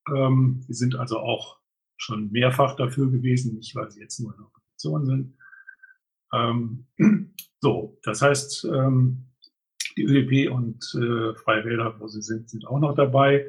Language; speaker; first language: German; native; German